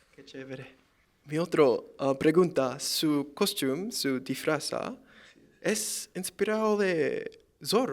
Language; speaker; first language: Spanish; early bilingual, heritage; English